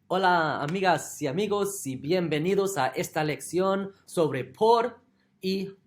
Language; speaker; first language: Spanish; non-native, fluent; English